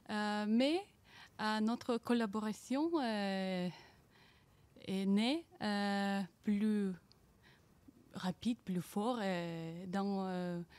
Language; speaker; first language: French; non-native, learner; Ukrainian